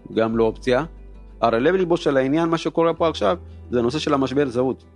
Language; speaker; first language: Hebrew; early bilingual, other home language; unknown